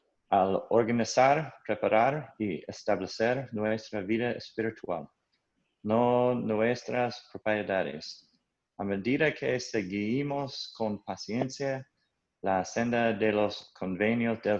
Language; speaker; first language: Spanish; non-native, learner; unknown